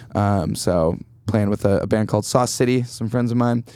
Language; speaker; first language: English; native; English